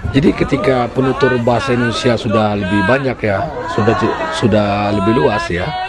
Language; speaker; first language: Indonesian; native; Indonesian